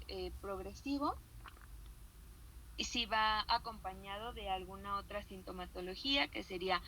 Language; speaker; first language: Spanish; native; Spanish